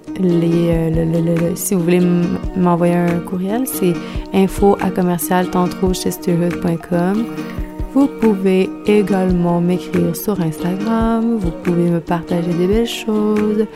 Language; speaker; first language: French; native; French